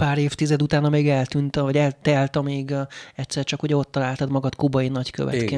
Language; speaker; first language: Hungarian; native; Hungarian